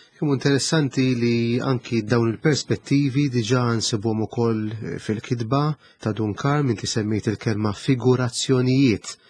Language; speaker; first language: Maltese; native; Maltese